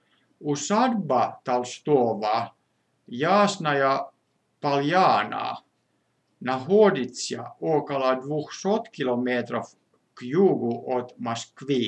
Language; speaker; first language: Russian; non-native, fluent; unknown